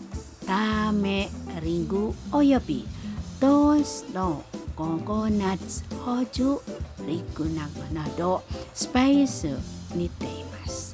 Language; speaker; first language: Japanese; non-native, fluent; Indonesian